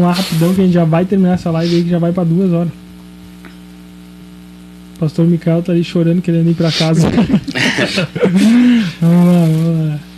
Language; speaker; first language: Portuguese; native; Portuguese